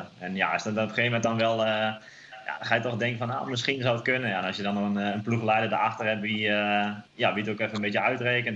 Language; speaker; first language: Dutch; native; Dutch